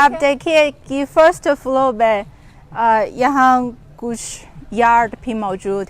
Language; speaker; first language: Urdu; non-native, fluent; Chinese